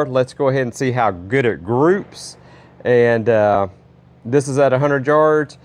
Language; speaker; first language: English; native; English